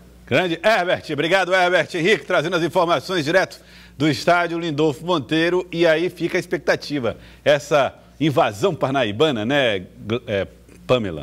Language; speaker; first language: Portuguese; native; Portuguese